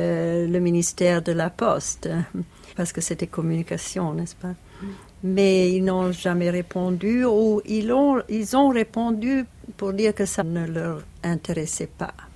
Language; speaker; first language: French; non-native, fluent; Italian